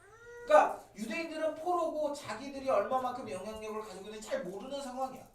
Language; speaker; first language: Korean; native; Korean